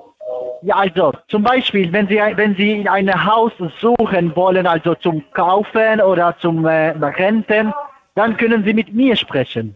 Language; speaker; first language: German; non-native, fluent; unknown